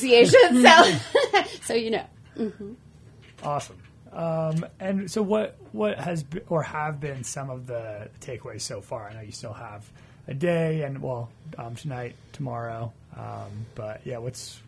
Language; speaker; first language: English; native; English